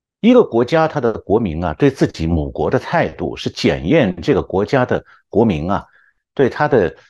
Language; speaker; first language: Chinese; native; Chinese